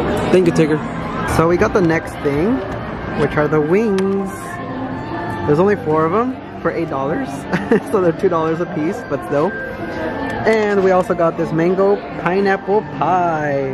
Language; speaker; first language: English; native; English